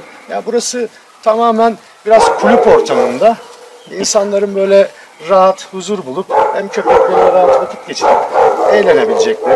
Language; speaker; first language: Turkish; native; Turkish